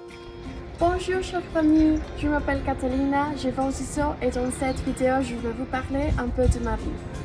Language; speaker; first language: French; non-native, learner; Spanish